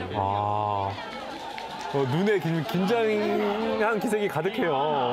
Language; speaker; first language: Korean; native; Korean